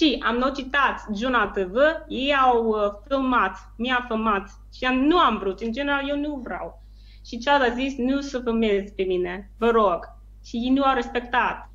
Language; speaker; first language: Romanian; non-native, learner; English